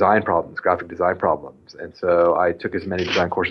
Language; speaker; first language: English; native; English